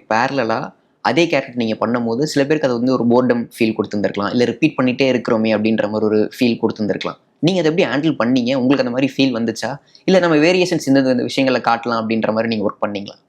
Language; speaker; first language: Tamil; native; Tamil